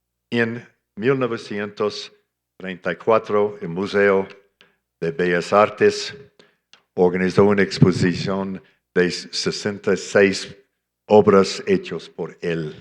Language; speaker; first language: Spanish; non-native, fluent; English